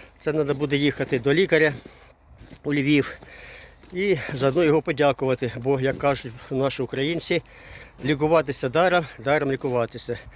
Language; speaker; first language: Ukrainian; non-native, local second language; Russian